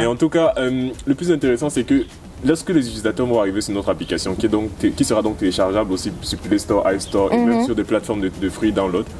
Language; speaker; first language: French; native; French